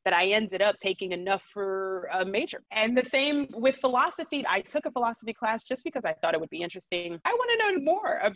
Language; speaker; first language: English; native; English